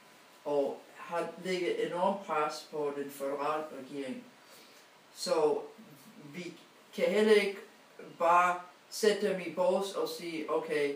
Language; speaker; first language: Danish; non-native, fluent; English